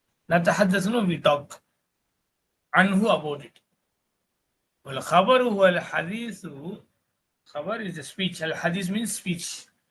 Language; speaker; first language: English; non-native, local second language; Tamil